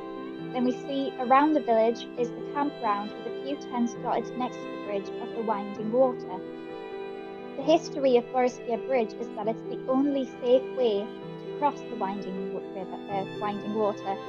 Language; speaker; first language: English; native; English